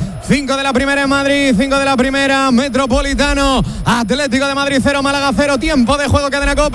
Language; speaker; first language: Spanish; native; Spanish